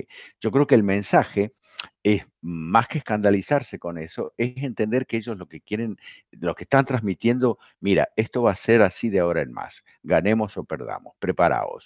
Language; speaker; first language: Spanish; native; Spanish